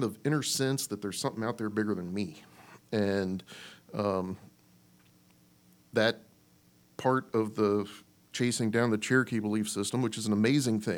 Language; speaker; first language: English; native; English